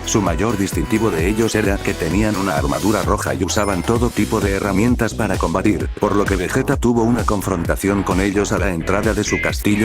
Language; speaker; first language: Spanish; native; Spanish